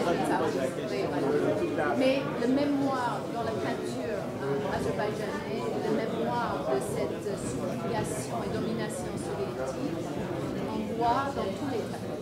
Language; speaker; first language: French; non-native, fluent; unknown